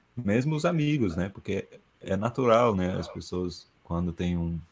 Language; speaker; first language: Portuguese; non-native, fluent; English